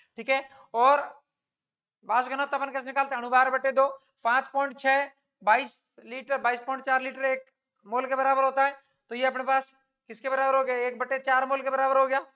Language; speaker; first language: Hindi; native; Hindi